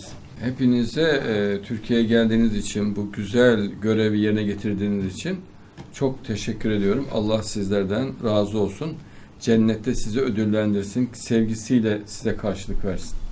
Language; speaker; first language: Turkish; native; Turkish